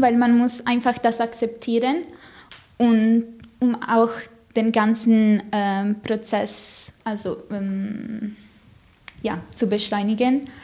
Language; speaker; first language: German; non-native, fluent; Italian